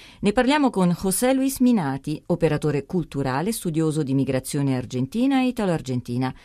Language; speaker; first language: Italian; native; Italian